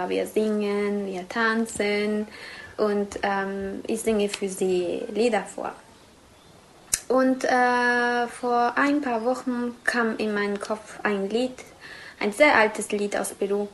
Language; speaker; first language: German; non-native, fluent; Spanish